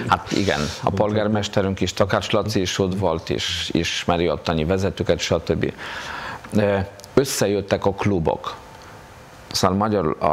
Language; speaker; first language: Hungarian; non-native, fluent; Polish